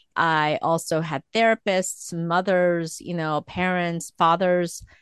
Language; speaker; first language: English; early bilingual, other home language; Korean